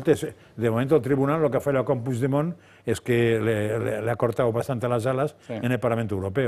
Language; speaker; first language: Spanish; native; Spanish